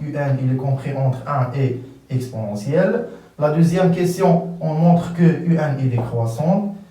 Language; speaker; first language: French; non-native, local second language; Arabic